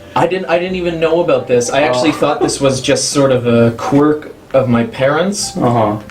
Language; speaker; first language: English; native; English